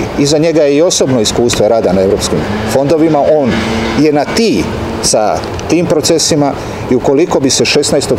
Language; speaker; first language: Serbian; native; Serbian